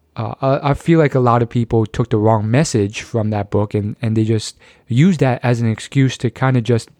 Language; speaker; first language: English; native; English